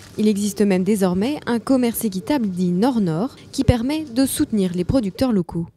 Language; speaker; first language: French; native; French